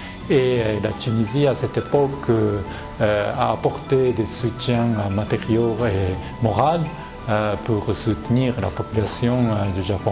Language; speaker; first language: French; non-native, fluent; Japanese